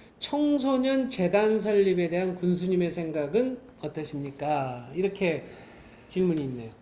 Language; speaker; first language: Korean; native; Korean